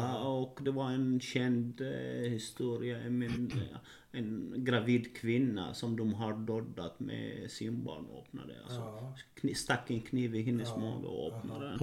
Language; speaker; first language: Swedish; non-native, fluent; Arabic